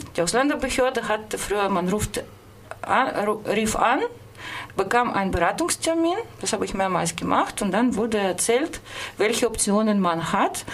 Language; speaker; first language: German; non-native, fluent; Russian